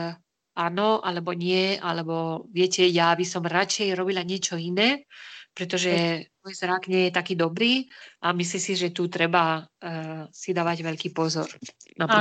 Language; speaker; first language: Slovak; non-native, fluent; Spanish